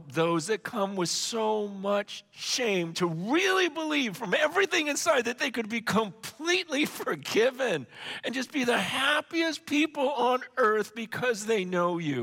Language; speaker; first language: English; native; English